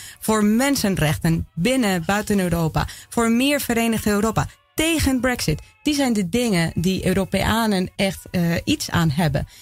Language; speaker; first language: Dutch; non-native, fluent; Spanish